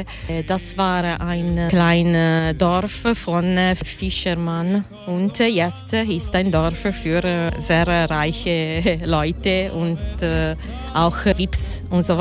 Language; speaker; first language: German; non-native, learner; Italian